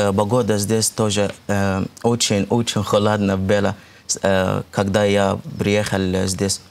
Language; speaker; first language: Russian; non-native, fluent; Arabic